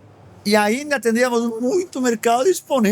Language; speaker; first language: Portuguese; non-native, fluent; Spanish